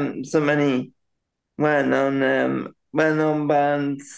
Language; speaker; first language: English; native; English